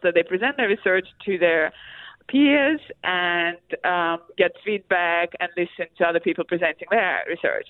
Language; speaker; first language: English; non-native, fluent; Russian